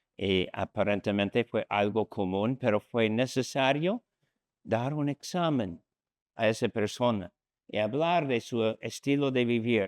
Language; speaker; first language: Spanish; non-native, fluent; English